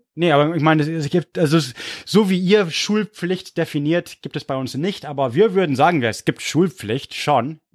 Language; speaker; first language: German; non-native, fluent; English